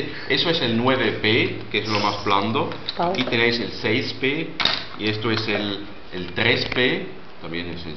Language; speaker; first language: Spanish; non-native, learner; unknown